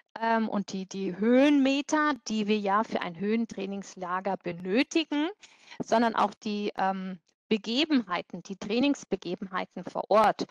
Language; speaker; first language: German; native; German